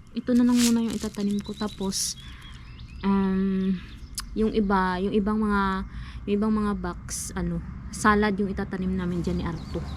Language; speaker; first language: Filipino; non-native, local second language; Cebuano